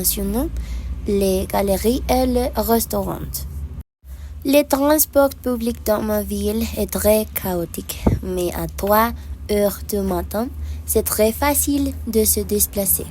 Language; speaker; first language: French; non-native, learner; Spanish